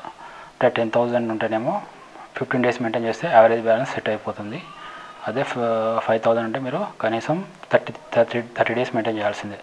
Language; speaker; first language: Telugu; native; Telugu